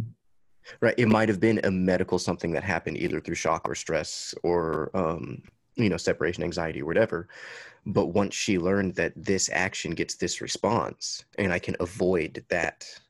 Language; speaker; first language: English; native; English